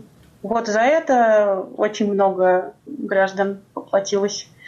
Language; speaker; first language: Russian; native; Russian